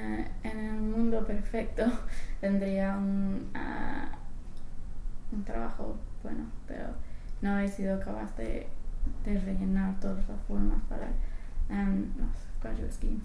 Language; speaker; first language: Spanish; non-native, fluent; English